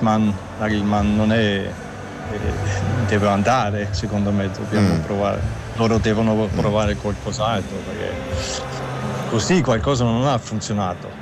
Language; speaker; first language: Italian; non-native, learner; German